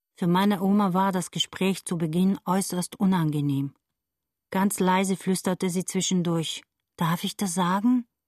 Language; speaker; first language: German; non-native, fluent; Bulgarian